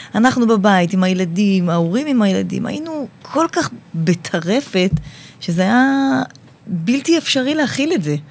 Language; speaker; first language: Hebrew; native; Hebrew